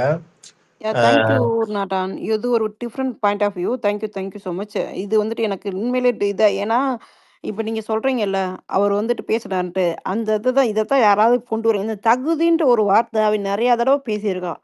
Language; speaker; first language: Tamil; native; Tamil